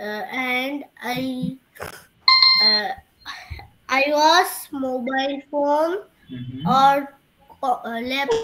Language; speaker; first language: English; non-native, learner; Bangla